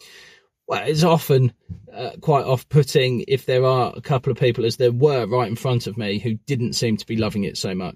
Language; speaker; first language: English; native; English